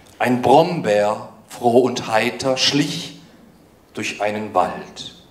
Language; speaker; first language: German; early bilingual, other home language; Polish